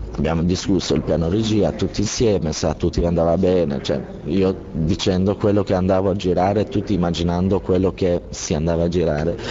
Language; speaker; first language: Italian; non-native, fluent; Albanian